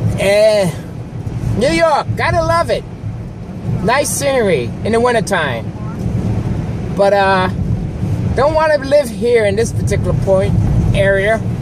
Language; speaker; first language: English; native; English